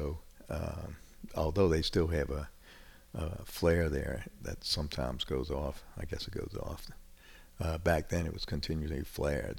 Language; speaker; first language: English; native; English